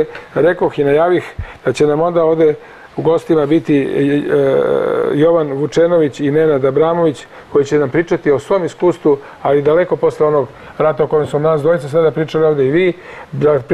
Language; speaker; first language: Croatian; native; Croatian